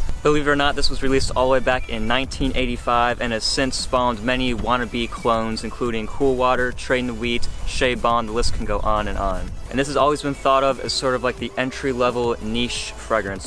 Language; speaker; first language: English; native; English